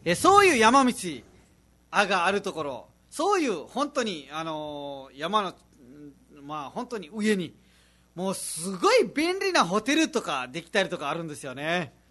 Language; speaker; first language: Japanese; non-native, fluent; Nepali